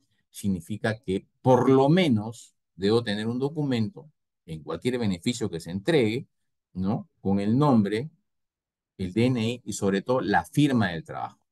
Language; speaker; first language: Spanish; native; Spanish